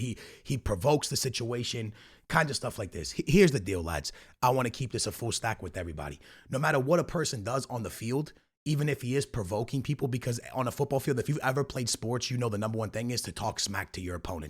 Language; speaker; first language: English; native; English